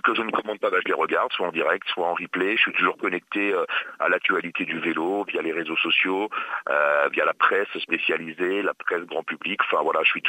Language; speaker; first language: French; native; French